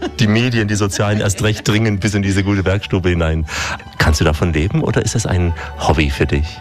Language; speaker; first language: German; native; German